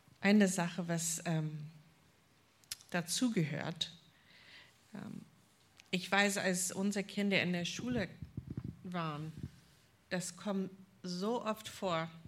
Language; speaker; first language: German; non-native, fluent; English